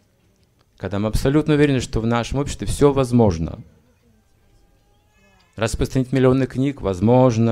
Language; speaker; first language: Russian; native; Russian